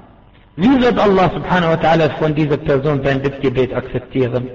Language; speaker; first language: German; non-native, fluent; Arabic